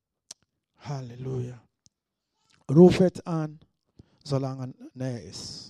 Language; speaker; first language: German; non-native, fluent; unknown